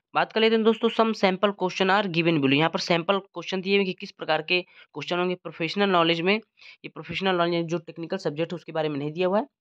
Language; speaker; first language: Hindi; native; Hindi